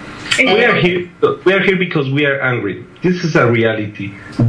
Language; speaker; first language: English; non-native, learner; Spanish